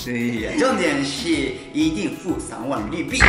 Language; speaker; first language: Chinese; non-native, learner; Japanese